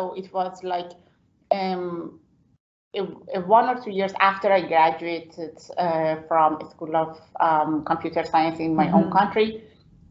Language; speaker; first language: English; non-native, fluent; Persian